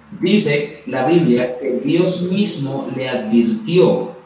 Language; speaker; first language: Spanish; native; Spanish